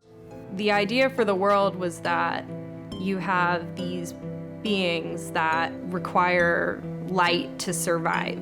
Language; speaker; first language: English; native; English